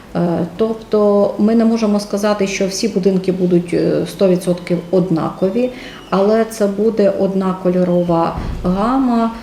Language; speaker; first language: Ukrainian; native; Ukrainian